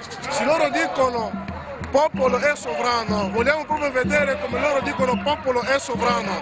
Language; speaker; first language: Italian; non-native, learner; Lingala